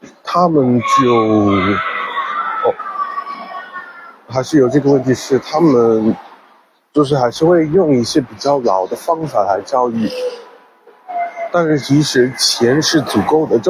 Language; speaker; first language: Chinese; non-native, fluent; English